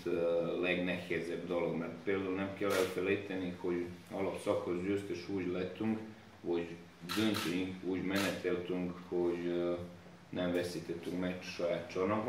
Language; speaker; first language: Hungarian; non-native, fluent; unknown